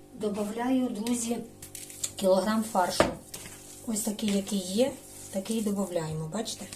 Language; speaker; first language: Ukrainian; non-native, local second language; Russian